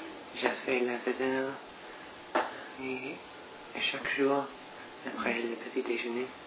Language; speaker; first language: French; non-native, learner; English